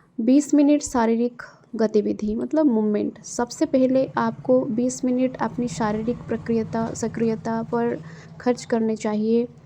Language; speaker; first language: Hindi; non-native, local second language; Odia